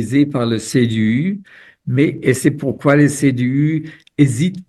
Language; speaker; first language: French; non-native, fluent; German